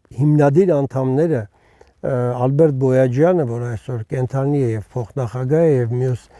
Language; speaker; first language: Armenian; native; Armenian